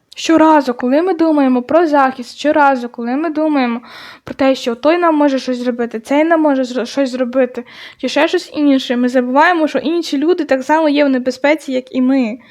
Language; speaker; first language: Ukrainian; non-native, local second language; Russian